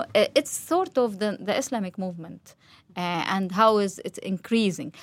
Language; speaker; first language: English; non-native, fluent; Arabic